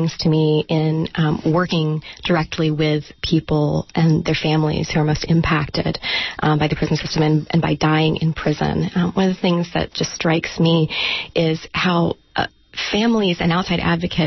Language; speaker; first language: English; native; English